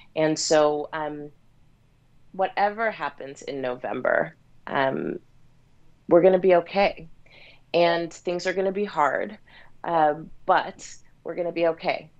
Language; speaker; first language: English; native; English